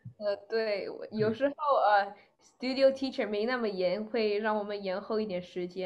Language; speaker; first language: Chinese; early bilingual, other home language; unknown